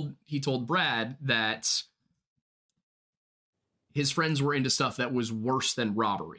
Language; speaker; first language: English; native; English